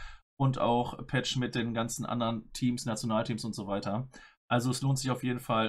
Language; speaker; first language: German; native; German